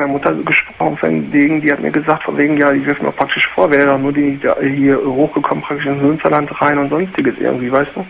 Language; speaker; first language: German; native; German